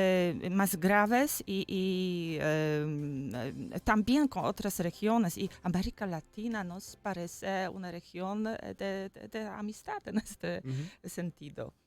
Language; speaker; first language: Spanish; non-native, fluent; Polish